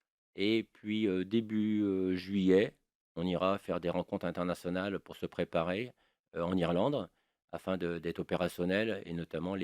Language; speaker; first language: French; native; French